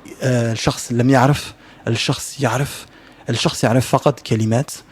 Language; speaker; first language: Arabic; non-native, learner; French